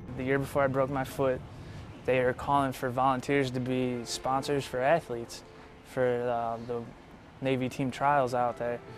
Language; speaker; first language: English; native; English